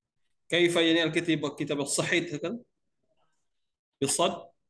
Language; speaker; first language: Arabic; non-native, learner; Indonesian